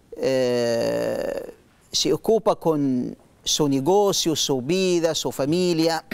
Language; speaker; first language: Spanish; non-native, learner; Arabic